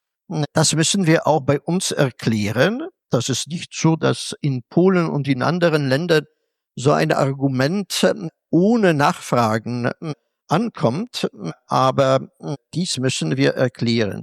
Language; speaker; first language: German; non-native, fluent; Polish